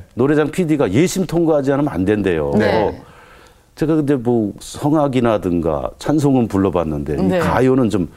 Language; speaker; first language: Korean; native; Korean